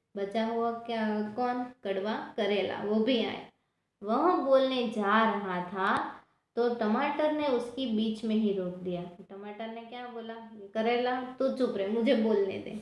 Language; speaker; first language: Hindi; non-native, local second language; Gujarati